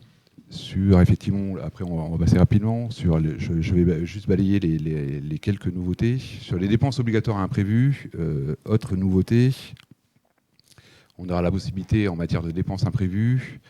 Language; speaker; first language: French; native; French